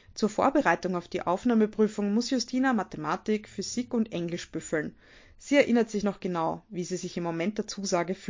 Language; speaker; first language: German; native; German